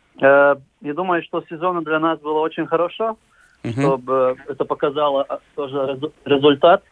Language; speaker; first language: Russian; non-native, local second language; Latvian